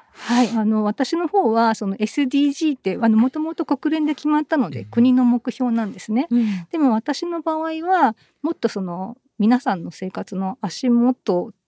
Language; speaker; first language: Japanese; native; Japanese